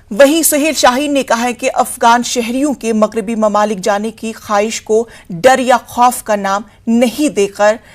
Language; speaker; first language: Hindi; native; Hindi